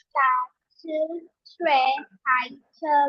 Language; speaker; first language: Chinese; non-native, learner; Indonesian